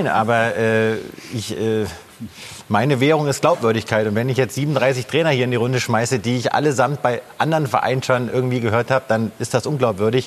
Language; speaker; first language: German; native; German